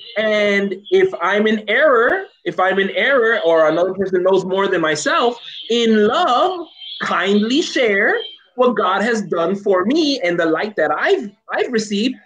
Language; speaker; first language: English; native; English